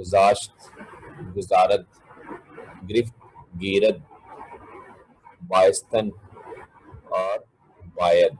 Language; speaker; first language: Persian; non-native, fluent; Urdu